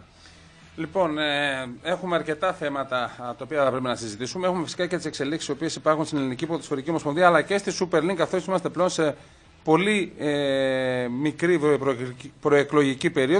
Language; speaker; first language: Greek; native; Greek